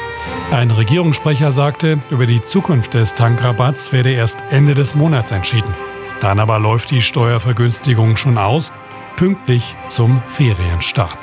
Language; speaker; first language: German; native; German